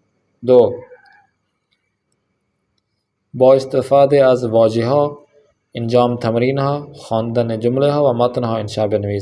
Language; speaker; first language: Persian; non-native, fluent; Urdu